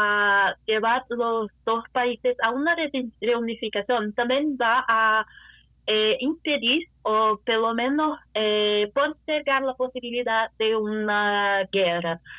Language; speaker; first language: Spanish; non-native, fluent; Portuguese